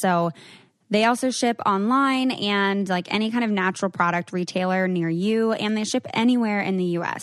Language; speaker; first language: English; native; English